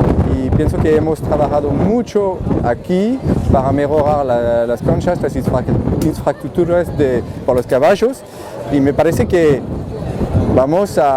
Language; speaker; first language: Spanish; non-native, fluent; French